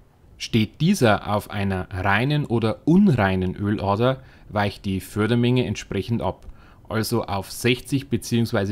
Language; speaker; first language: German; native; German